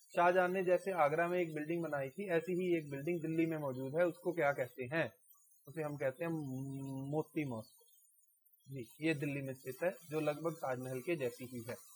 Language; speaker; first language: Hindi; non-native, local second language; Punjabi